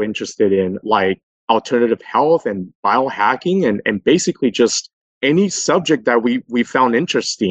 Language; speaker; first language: English; native; English